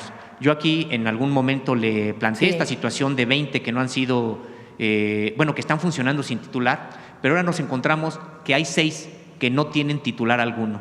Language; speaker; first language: Spanish; native; Spanish